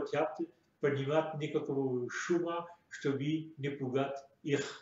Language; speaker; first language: Russian; non-native, fluent; French